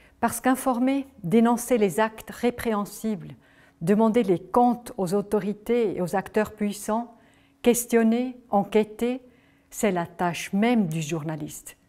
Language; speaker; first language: French; non-native, local second language; German